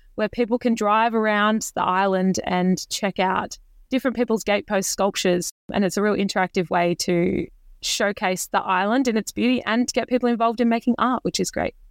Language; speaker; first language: English; native; English